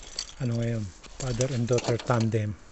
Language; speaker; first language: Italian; non-native, learner; Filipino